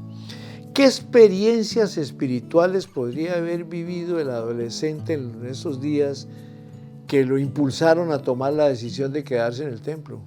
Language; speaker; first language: Spanish; native; Spanish